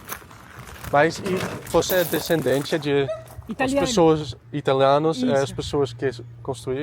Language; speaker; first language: Portuguese; non-native, learner; English